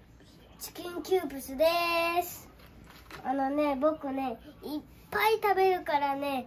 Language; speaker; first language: Japanese; early bilingual, other home language; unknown